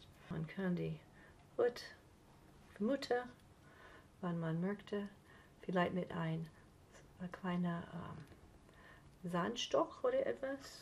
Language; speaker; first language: German; non-native, fluent; English